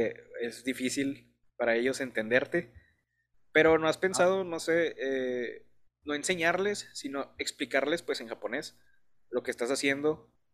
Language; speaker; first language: Spanish; native; Spanish